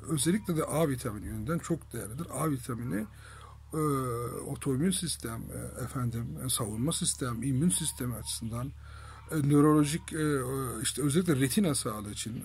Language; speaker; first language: Turkish; native; Turkish